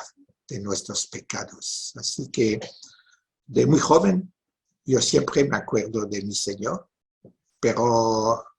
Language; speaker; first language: Spanish; non-native, fluent; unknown